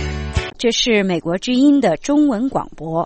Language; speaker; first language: Chinese; native; Chinese